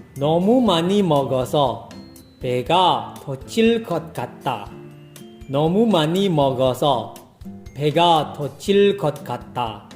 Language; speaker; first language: Korean; non-native, fluent; Indonesian